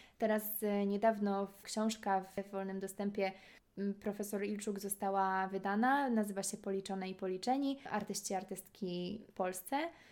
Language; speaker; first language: Polish; native; Polish